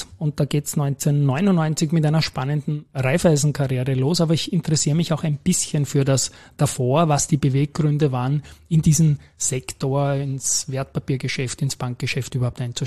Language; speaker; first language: German; native; German